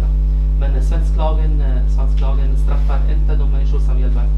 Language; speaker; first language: Swedish; non-native, fluent; Arabic